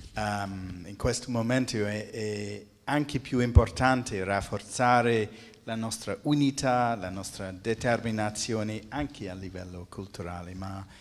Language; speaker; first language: Italian; non-native, fluent; English